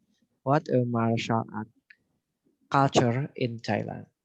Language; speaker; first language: English; non-native, learner; Indonesian